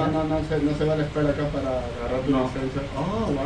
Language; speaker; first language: Spanish; native; Spanish